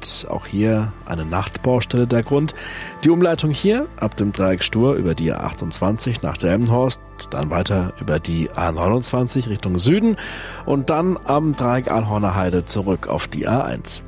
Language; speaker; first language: German; native; German